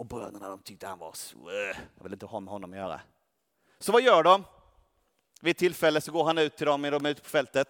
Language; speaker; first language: Swedish; native; Swedish